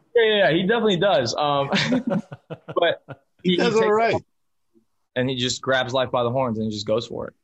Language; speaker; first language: English; early bilingual, other home language; Spanish